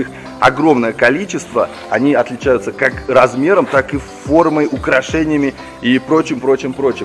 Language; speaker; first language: Russian; native; Russian